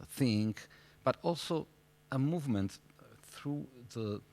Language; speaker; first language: English; non-native, fluent; Italian